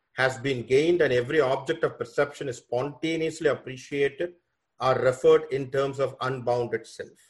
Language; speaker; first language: English; non-native, local second language; Tamil